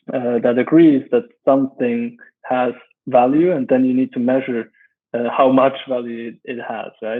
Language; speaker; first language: English; non-native, fluent; German